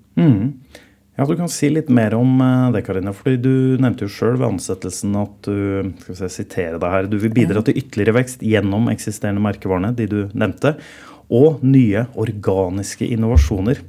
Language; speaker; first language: Norwegian; native; Norwegian